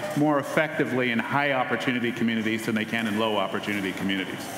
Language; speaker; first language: English; native; English